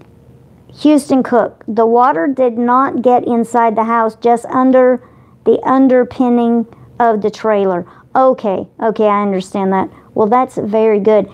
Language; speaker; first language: English; native; English